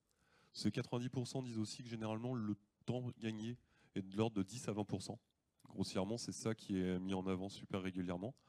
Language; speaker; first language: French; native; French